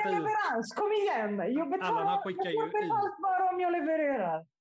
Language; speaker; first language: Swedish; non-native, fluent; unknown